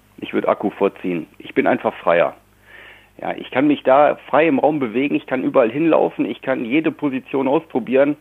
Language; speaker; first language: German; native; German